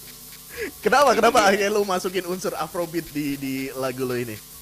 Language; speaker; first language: Indonesian; native; Indonesian